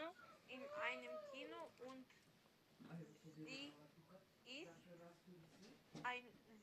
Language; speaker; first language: German; non-native, learner; Macedonian